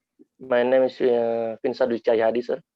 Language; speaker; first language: English; non-native, learner; Indonesian